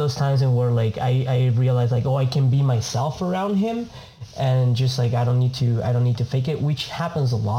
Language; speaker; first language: English; non-native, fluent; Spanish